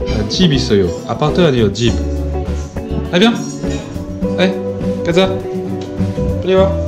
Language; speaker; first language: Korean; non-native, learner; French